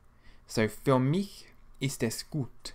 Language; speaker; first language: German; non-native, fluent; English